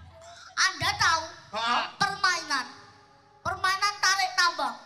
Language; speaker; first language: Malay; non-native, local second language; Javanese